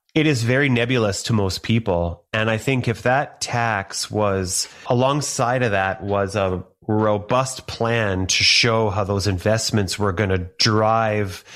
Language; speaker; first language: English; native; English